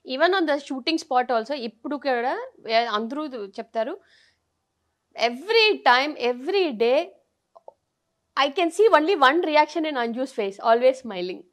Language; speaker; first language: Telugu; non-native, local second language; Tamil